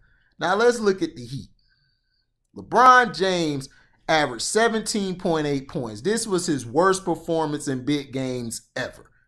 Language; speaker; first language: English; native; English